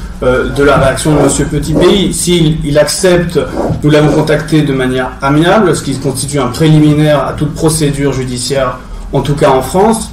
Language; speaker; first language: French; native; French